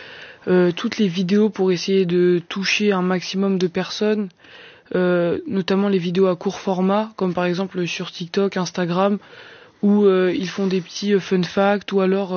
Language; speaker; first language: French; native; French